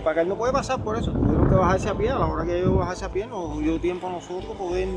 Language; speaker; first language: Spanish; native; Spanish